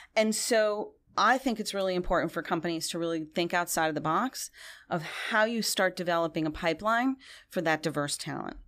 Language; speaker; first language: English; non-native, local second language; Spanish